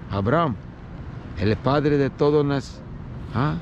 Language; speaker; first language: Spanish; non-native, learner; Russian